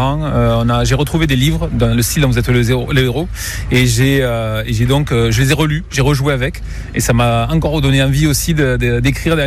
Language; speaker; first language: French; native; French